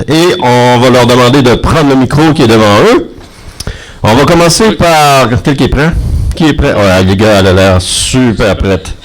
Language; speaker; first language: French; native; French